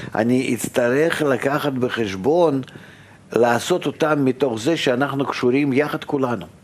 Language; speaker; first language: Hebrew; non-native, fluent; Russian